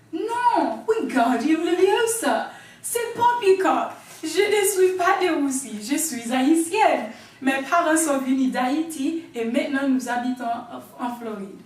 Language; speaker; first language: French; non-native, learner; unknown